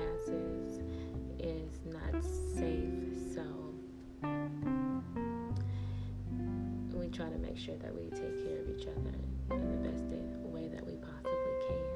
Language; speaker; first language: English; native; English